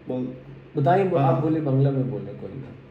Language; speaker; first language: Hindi; native; Hindi